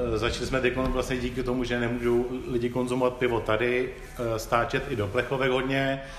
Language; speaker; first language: Czech; early bilingual, other home language; Greek